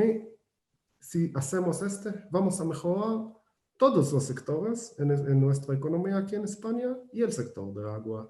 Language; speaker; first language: Spanish; non-native, fluent; Hebrew